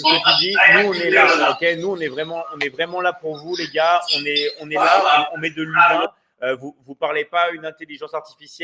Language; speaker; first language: French; native; French